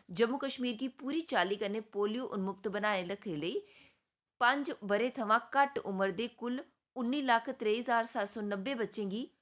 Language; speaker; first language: Punjabi; non-native, local second language; Dogri